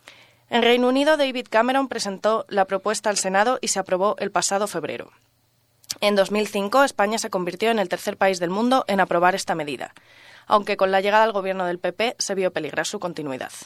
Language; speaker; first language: Spanish; native; Spanish